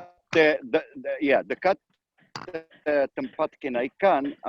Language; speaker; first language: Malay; non-native, learner; Hebrew